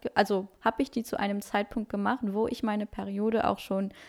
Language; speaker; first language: German; non-native, local second language; Luxembourgish